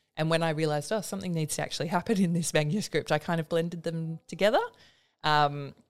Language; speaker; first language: English; native; English